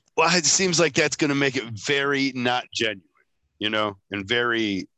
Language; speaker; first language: English; native; English